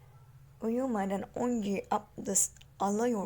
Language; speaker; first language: Turkish; non-native, learner; Indonesian